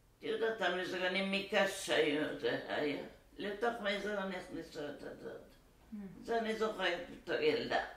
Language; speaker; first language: Hebrew; non-native, fluent; Arabic